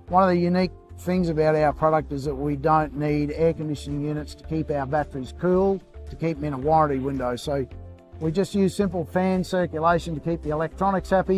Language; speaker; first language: English; native; English